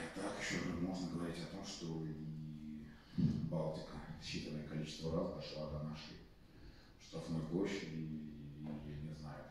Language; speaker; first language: Russian; native; Russian